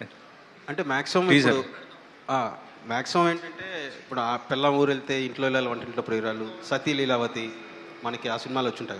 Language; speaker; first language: Telugu; native; Telugu